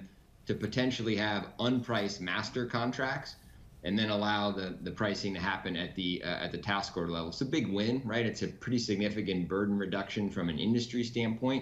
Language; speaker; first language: English; native; English